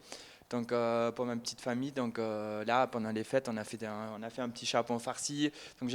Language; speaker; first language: French; non-native, fluent; German